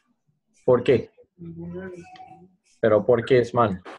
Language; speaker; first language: Spanish; non-native, learner; English